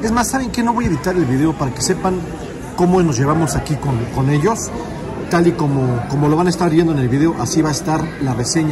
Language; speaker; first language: Spanish; native; Spanish